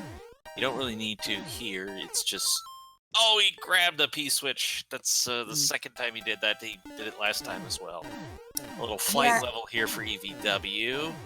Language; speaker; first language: English; native; English